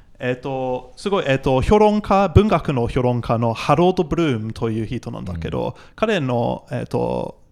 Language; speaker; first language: Japanese; non-native, fluent; English